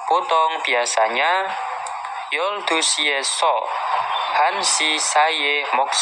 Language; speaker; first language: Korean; non-native, fluent; Indonesian